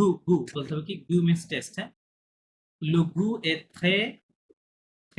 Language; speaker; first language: French; non-native, fluent; Bangla